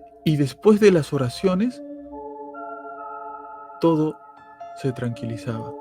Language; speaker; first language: Spanish; native; Spanish